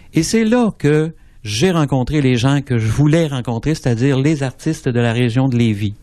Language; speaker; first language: French; native; French